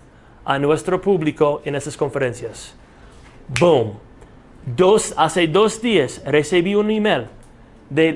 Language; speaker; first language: Spanish; non-native, fluent; English